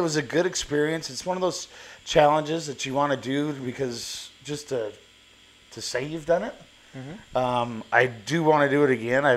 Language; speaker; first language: English; native; English